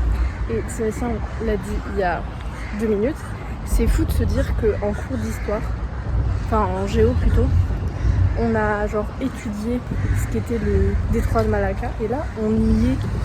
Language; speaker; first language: French; native; French